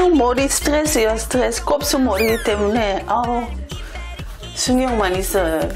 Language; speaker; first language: Korean; non-native, learner; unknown